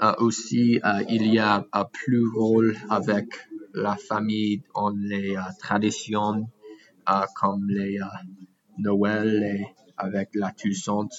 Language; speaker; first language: French; non-native, learner; English